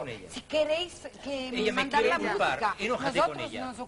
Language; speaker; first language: Spanish; native; Spanish